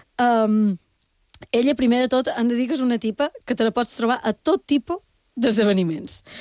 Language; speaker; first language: Catalan; native; Catalan